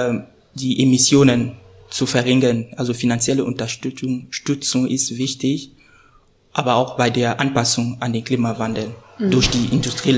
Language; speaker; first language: German; non-native, fluent; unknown